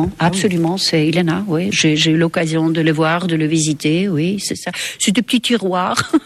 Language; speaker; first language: French; non-native, fluent; Estonian